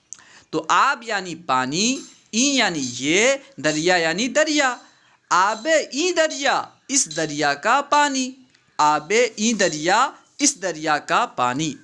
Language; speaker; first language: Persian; non-native, fluent; Urdu